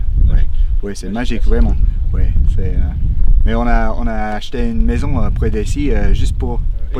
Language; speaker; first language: French; non-native, learner; English